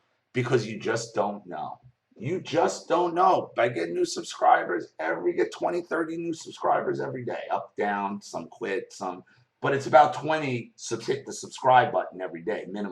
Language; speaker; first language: English; native; English